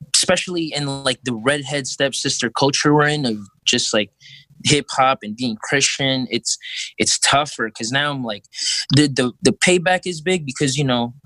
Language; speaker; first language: English; early bilingual, other home language; Filipino